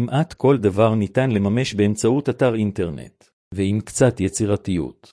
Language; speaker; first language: Hebrew; native; Hebrew